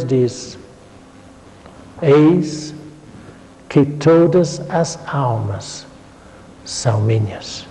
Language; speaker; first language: Portuguese; non-native, fluent; English